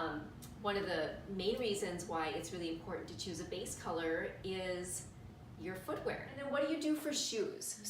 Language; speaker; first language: English; native; English